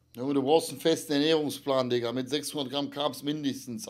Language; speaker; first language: German; native; German